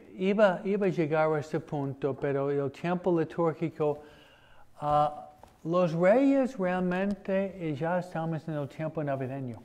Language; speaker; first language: Spanish; non-native, fluent; English